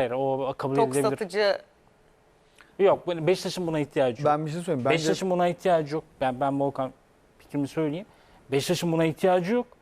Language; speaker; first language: Turkish; native; Turkish